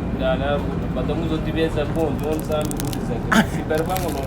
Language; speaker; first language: Russian; non-native, learner; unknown